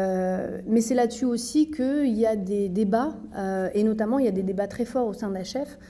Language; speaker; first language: French; native; French